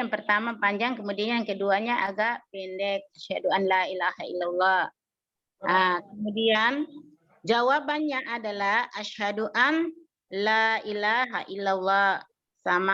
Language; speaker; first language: Indonesian; native; Indonesian